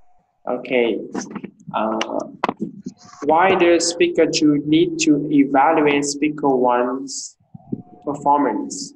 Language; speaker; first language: English; non-native, fluent; Vietnamese